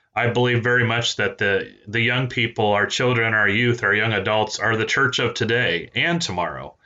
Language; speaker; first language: English; native; English